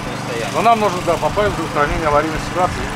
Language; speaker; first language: Russian; native; Russian